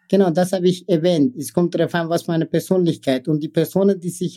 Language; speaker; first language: German; non-native, fluent; Persian